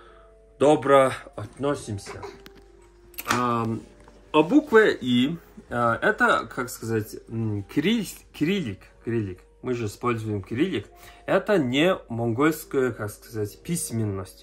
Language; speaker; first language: Russian; non-native, learner; Mongolian